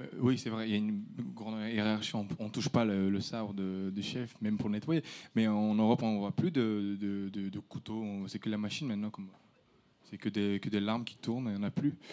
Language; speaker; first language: French; early bilingual, other home language; Turkish